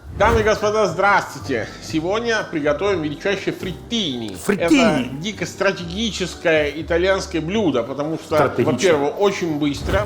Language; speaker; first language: Russian; non-native, fluent; Italian